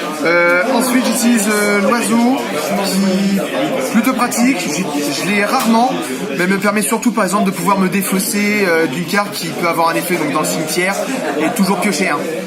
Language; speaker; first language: French; native; French